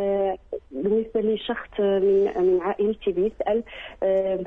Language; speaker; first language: Arabic; native; Arabic